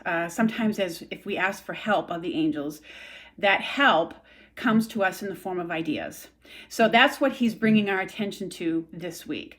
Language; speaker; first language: English; native; English